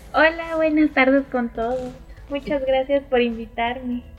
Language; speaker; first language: Spanish; native; Spanish